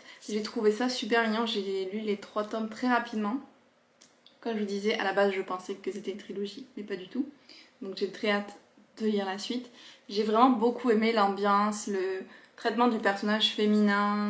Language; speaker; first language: French; native; French